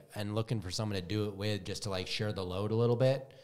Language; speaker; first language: English; native; English